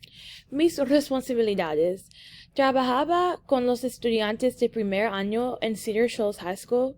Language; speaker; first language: Spanish; early bilingual, heritage; English